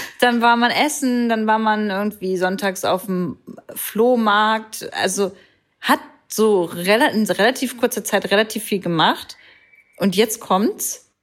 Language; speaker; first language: German; native; German